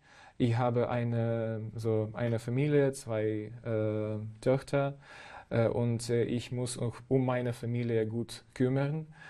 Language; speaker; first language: German; non-native, fluent; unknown